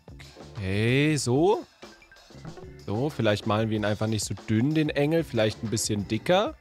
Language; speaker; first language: German; native; German